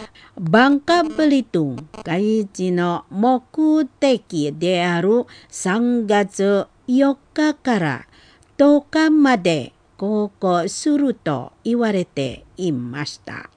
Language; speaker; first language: Japanese; non-native, fluent; Indonesian